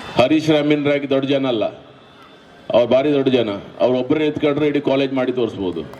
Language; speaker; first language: Kannada; native; Kannada